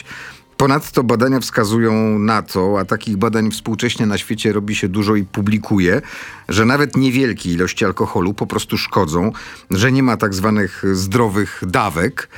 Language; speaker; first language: Polish; native; Polish